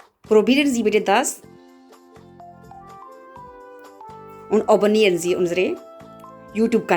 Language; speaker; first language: German; non-native, learner; Urdu